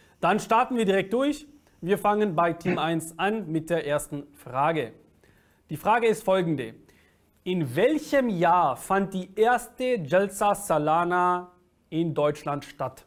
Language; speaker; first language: German; native; German